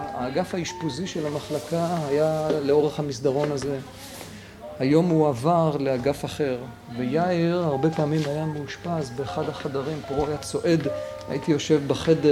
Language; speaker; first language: Hebrew; native; Hebrew